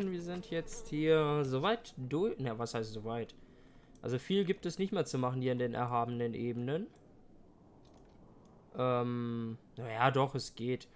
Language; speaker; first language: German; native; German